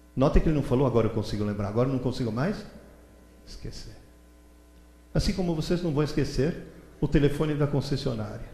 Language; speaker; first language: Portuguese; early bilingual, other home language; Italian